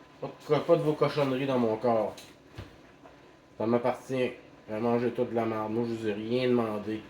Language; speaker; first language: French; native; French